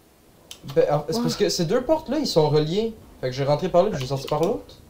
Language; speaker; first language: French; native; French